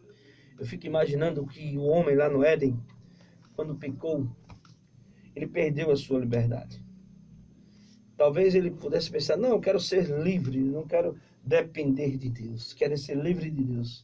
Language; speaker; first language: Portuguese; native; Portuguese